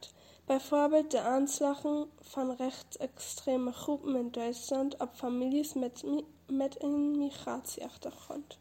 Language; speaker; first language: Dutch; non-native, learner; German